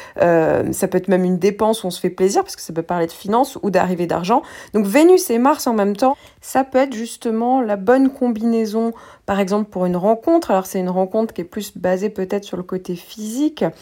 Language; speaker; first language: French; native; French